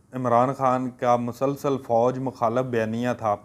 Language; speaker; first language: Urdu; non-native, local second language; Punjabi